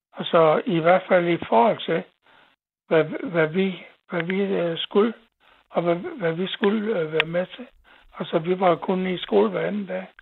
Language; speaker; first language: Danish; native; Danish